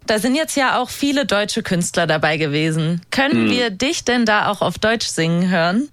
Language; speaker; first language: German; native; German